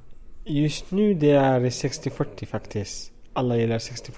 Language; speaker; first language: Swedish; non-native, fluent; Arabic